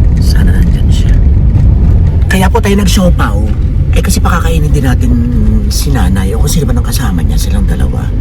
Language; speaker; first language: Filipino; native; Filipino